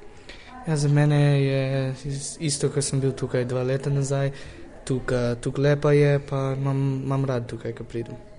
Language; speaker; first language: Slovenian; early bilingual, heritage; English